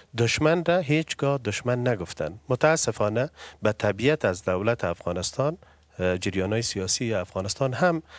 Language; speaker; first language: Persian; native; Persian